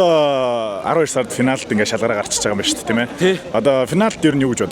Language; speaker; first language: Mongolian; native; Mongolian